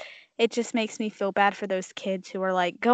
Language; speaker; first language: English; native; English